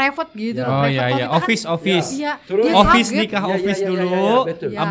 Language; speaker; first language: Indonesian; native; Indonesian